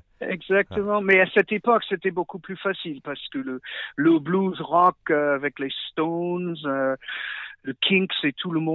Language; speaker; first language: French; non-native, fluent; English